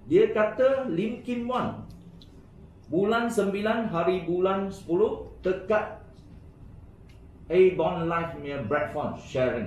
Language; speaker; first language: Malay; non-native, local second language; Chinese